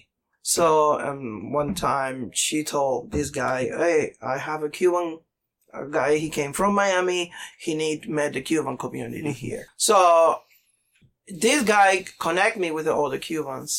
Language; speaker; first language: English; non-native, learner; Spanish